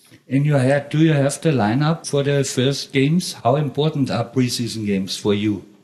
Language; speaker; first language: English; non-native, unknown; German